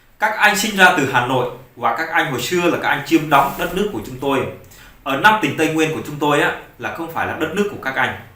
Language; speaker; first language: Vietnamese; non-native, local second language; Jarai